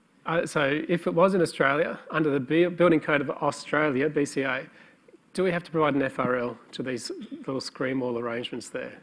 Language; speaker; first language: English; native; English